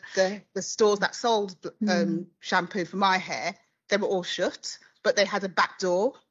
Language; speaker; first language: English; native; English